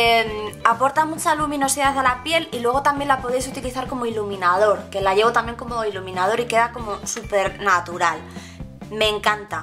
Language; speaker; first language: Spanish; native; Spanish